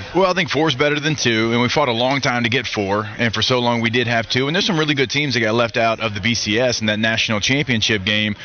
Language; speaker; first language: English; native; English